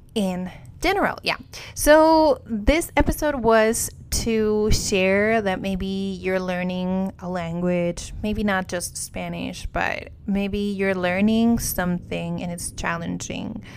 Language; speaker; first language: English; non-native, fluent; Spanish